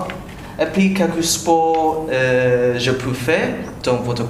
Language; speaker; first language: French; non-native, learner; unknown